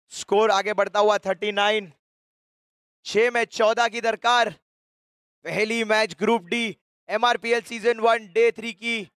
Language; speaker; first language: Hindi; non-native, local second language; Gujarati